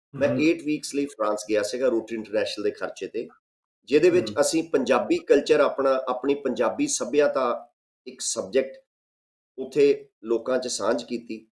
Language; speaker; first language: Punjabi; native; Punjabi